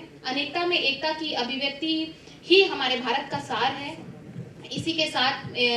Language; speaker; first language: Hindi; native; Hindi